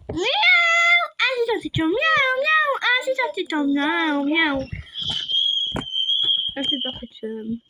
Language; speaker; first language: French; native; French